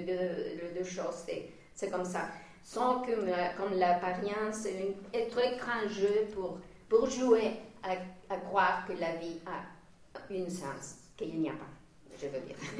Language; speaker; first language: French; non-native, fluent; Spanish